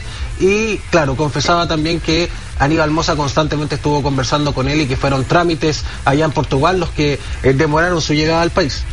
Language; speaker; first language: Spanish; native; Spanish